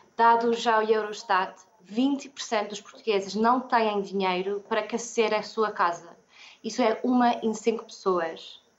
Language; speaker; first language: Portuguese; non-native, fluent; English